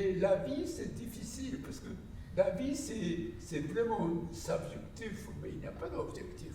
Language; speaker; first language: French; non-native, learner; Japanese